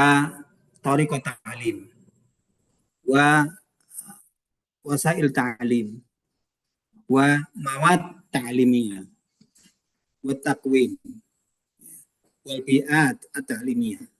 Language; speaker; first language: Arabic; non-native, fluent; Indonesian